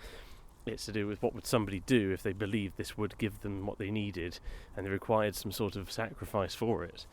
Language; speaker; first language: English; native; English